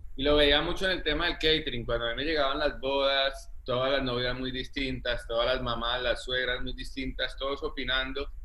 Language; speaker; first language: Spanish; native; Spanish